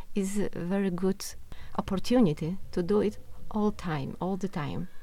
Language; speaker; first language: English; non-native, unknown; Polish